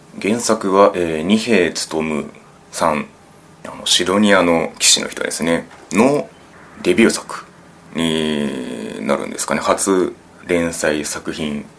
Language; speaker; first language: Japanese; native; Japanese